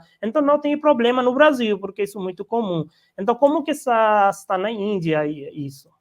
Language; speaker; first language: Portuguese; non-native, learner; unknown